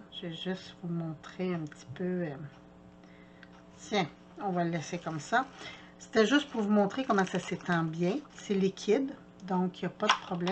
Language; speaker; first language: French; native; French